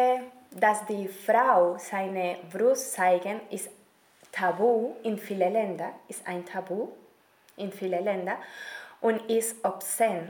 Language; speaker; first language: German; non-native, learner; Spanish